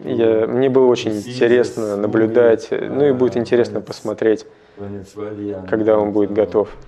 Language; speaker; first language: Russian; non-native, fluent; German